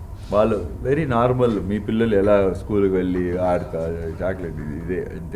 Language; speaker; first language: Telugu; non-native, fluent; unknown